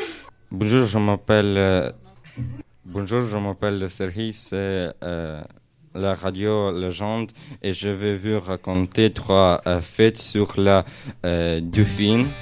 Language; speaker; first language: French; non-native, learner; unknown